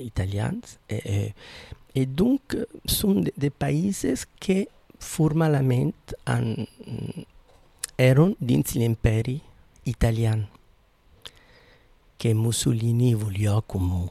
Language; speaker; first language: French; non-native, fluent; Italian